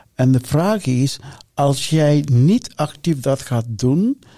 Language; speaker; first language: Dutch; non-native, fluent; Sinhala